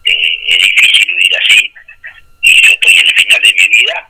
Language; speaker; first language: Spanish; native; Spanish